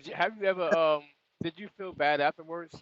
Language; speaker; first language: English; native; English